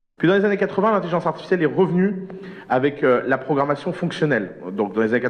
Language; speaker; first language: French; native; French